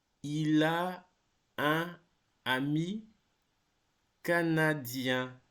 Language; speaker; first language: French; non-native, fluent; English